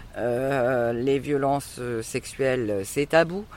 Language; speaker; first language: French; native; French